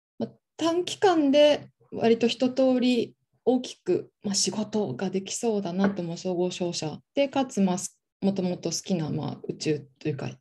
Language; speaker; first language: Japanese; native; Japanese